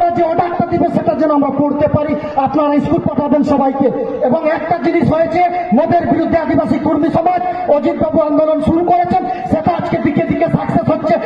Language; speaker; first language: Bangla; non-native, local second language; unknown